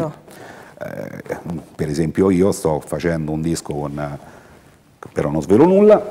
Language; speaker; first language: Italian; native; Italian